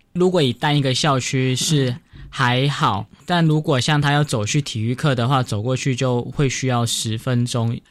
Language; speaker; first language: Chinese; native; Chinese